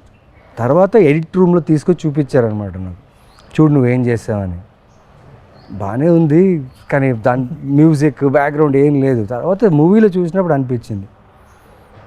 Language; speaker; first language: Telugu; native; Telugu